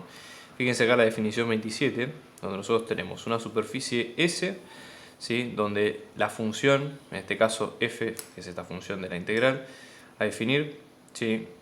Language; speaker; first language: Spanish; native; Spanish